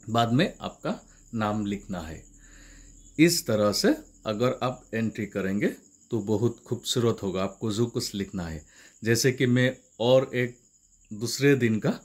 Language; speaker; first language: Hindi; non-native, local second language; Assamese